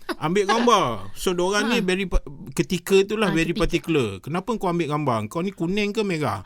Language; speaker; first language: Malay; native; Malay